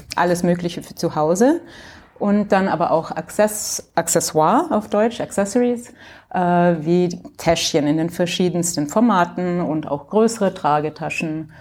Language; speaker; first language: German; early bilingual, heritage; English